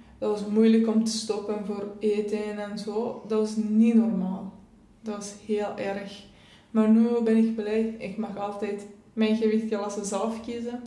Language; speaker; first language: Dutch; non-native, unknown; Persian